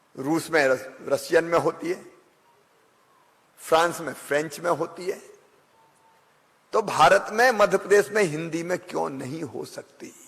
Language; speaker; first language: Hindi; native; Hindi